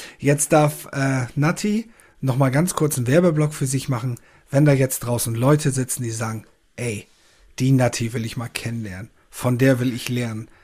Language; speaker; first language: German; native; German